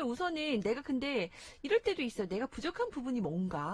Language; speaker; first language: Korean; native; Korean